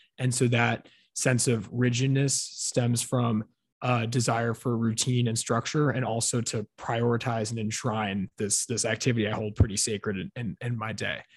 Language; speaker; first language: English; native; English